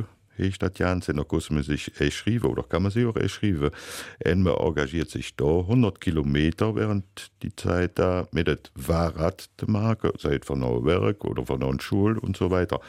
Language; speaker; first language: German; native; German